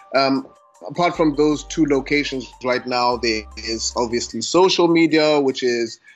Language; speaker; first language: English; non-native, local second language; Xhosa